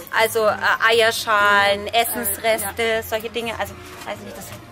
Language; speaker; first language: German; native; German